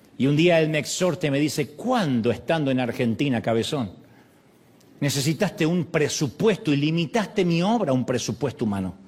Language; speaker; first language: Spanish; native; Spanish